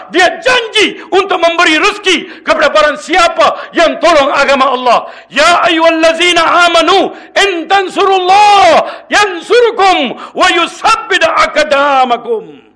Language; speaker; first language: Malay; non-native, local second language; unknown